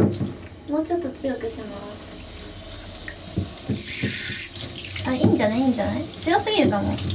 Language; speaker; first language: Japanese; native; Japanese